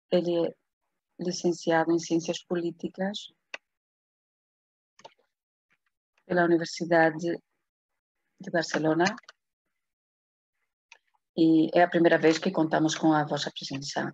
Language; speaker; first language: Spanish; non-native, fluent; Portuguese